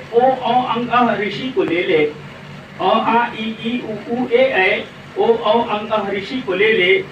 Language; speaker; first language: Hindi; native; Hindi